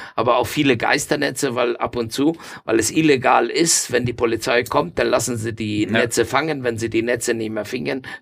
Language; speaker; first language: German; non-native, fluent; Spanish